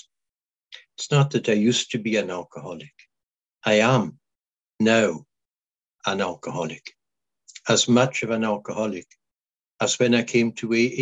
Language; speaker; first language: English; non-native, local second language; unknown